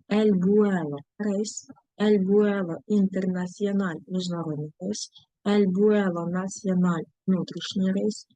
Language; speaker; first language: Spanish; non-native, fluent; Ukrainian